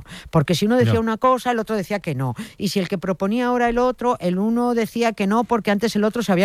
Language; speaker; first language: Spanish; native; Spanish